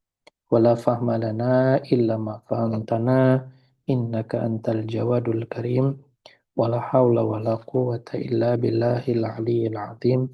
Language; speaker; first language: Arabic; non-native, fluent; Indonesian